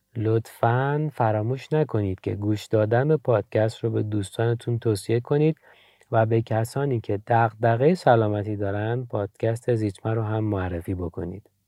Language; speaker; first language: Persian; native; Persian